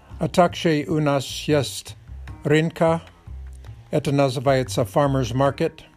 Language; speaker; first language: Polish; non-native, learner; Russian